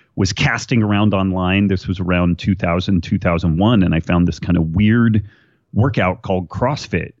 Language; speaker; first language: English; native; English